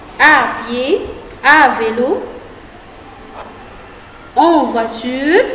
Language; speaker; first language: French; non-native, fluent; Arabic